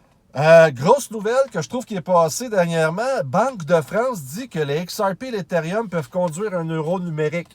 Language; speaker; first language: French; native; French